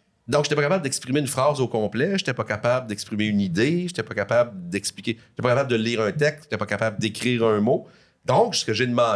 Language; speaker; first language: French; native; French